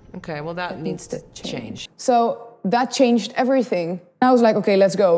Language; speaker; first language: English; non-native, fluent; Dutch